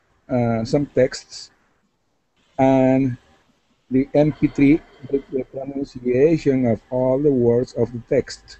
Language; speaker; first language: English; non-native, learner; Spanish